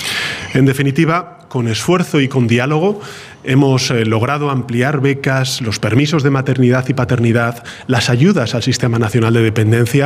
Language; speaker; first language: Spanish; native; Spanish